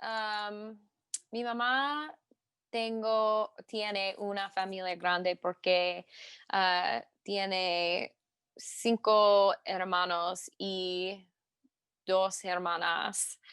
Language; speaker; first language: Spanish; non-native, learner; English